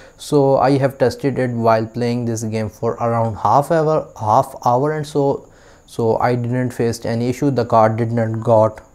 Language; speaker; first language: English; non-native, local second language; Urdu